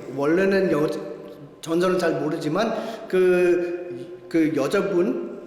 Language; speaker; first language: Korean; non-native, learner; Danish